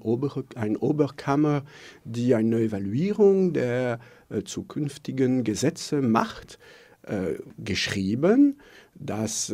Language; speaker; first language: German; non-native, local second language; French